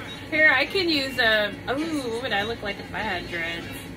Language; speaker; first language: English; native; English